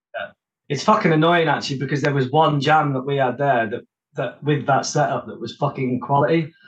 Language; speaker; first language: English; native; English